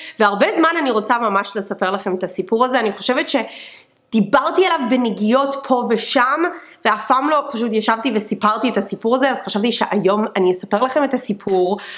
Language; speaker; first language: Hebrew; non-native, fluent; English